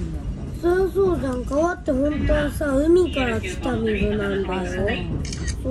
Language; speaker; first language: Japanese; native; Japanese